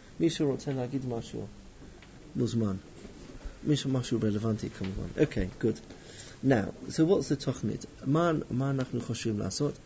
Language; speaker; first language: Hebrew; non-native, fluent; English